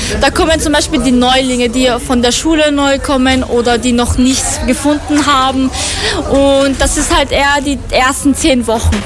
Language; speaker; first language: German; non-native, fluent; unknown